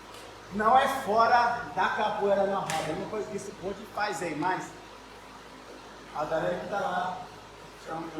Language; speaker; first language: Portuguese; non-native, learner; English